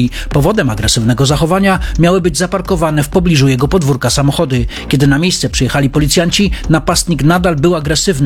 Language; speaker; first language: Polish; native; Polish